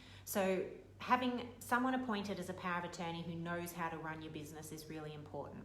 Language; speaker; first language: English; native; English